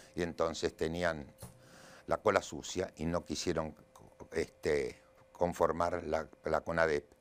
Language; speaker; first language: Spanish; native; Spanish